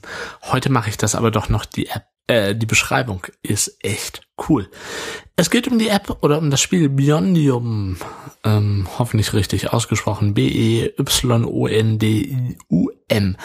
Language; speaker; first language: German; native; German